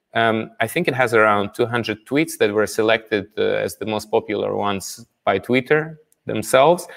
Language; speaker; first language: English; non-native, fluent; Russian